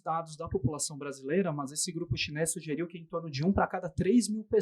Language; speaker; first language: Portuguese; native; Portuguese